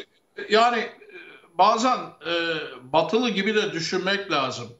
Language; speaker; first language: Turkish; native; Turkish